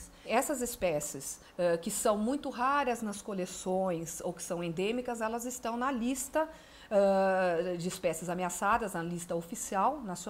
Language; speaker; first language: Portuguese; native; Portuguese